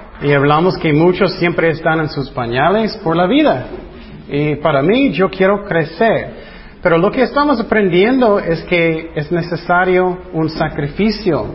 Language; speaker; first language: Spanish; non-native, fluent; English